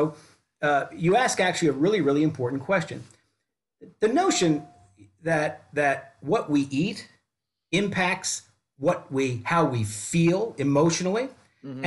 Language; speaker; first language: English; native; English